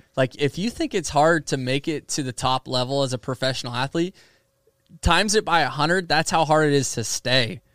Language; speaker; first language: English; native; English